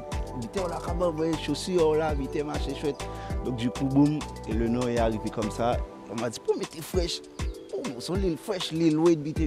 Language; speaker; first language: French; non-native, local second language; Haitian Creole